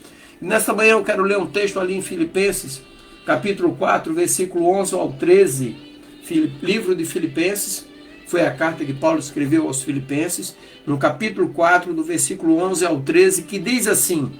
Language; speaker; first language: Portuguese; native; Portuguese